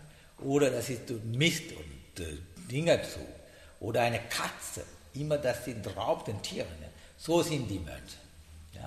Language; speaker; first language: German; non-native, learner; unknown